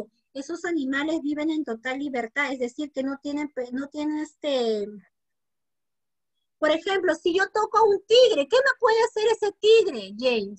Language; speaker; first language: Spanish; native; Spanish